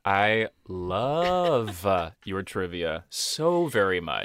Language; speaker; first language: English; early bilingual, other home language; Portuguese